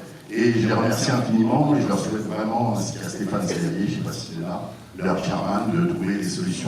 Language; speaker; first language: French; native; French